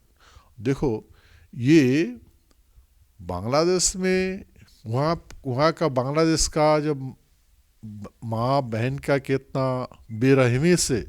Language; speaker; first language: Hindi; non-native, local second language; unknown